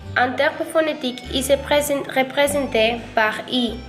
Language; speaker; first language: French; non-native, learner; Spanish